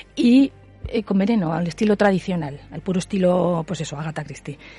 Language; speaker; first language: Spanish; native; Spanish